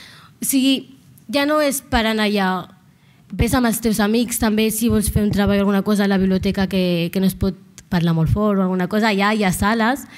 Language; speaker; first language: Catalan; non-native, local second language; Arabic